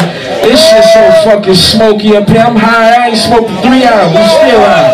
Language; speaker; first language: English; native; English